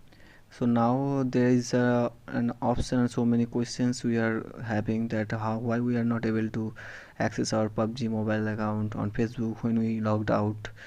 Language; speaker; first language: English; non-native, local second language; Hindi